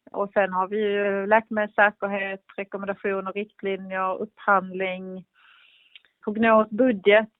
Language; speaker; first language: Swedish; native; Swedish